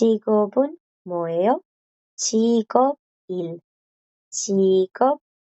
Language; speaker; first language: Korean; non-native, fluent; Spanish